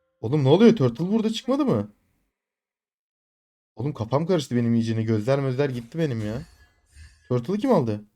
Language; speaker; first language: Turkish; native; Turkish